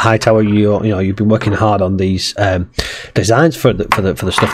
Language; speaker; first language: English; native; English